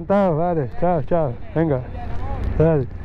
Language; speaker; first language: Spanish; non-native, learner; Persian